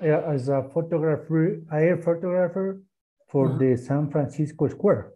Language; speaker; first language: English; non-native, learner; Spanish